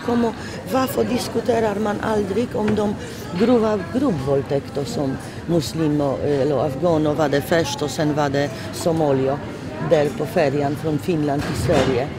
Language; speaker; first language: Swedish; non-native, fluent; Polish